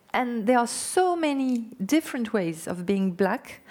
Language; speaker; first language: English; non-native, fluent; French